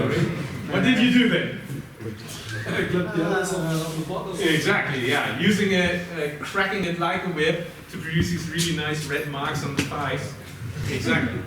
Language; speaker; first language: English; non-native, fluent; German